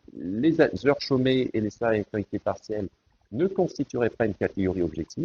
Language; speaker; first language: French; native; French